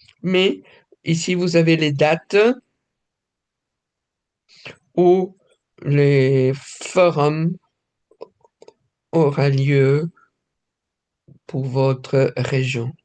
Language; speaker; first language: French; non-native, fluent; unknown